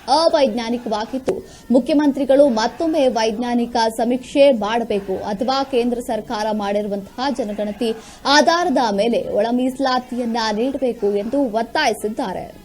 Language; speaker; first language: Kannada; native; Kannada